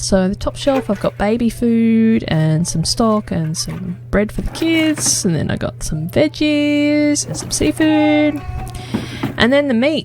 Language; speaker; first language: English; native; English